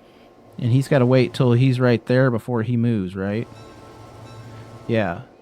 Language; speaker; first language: English; native; English